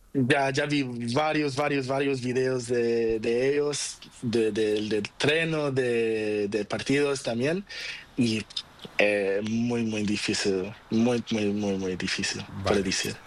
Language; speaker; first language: Spanish; non-native, learner; Portuguese